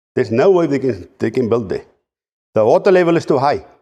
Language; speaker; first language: English; non-native, local second language; Afrikaans